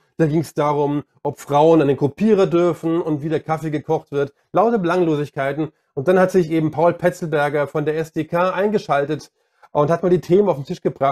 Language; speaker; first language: German; native; German